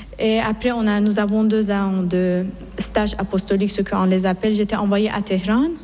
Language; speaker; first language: French; non-native, fluent; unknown